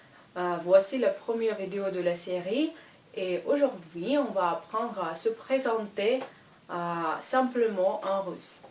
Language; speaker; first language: French; non-native, fluent; Russian